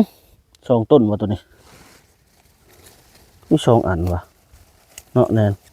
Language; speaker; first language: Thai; non-native, local second language; Lao